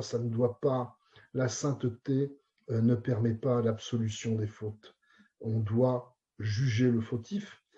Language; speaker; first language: French; native; French